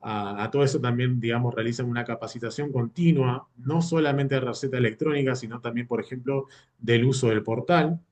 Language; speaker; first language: Spanish; native; Spanish